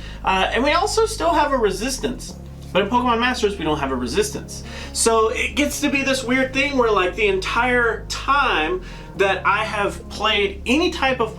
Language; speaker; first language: English; native; English